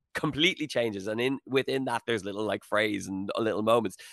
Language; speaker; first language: English; native; English